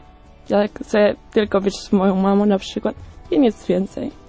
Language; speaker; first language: Polish; early bilingual, heritage; Spanish